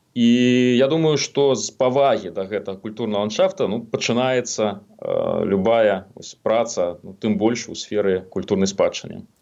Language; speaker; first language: Belarusian; native; Belarusian